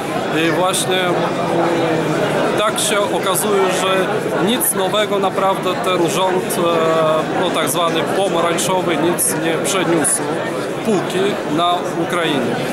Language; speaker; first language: Polish; non-native, fluent; Ukrainian